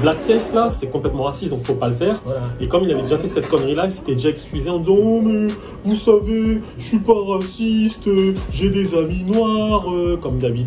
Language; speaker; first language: French; native; French